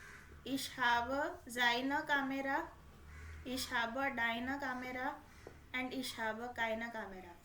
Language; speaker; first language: German; non-native, fluent; Hindi